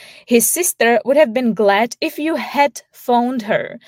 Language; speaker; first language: English; non-native, fluent; Czech